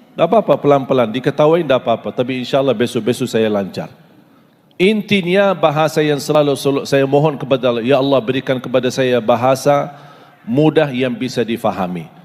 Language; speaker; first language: Malay; non-native, fluent; Arabic